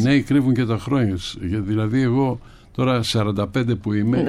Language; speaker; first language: Greek; native; Greek